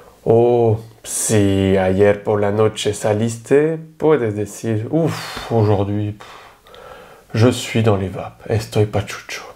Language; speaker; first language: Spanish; non-native, fluent; French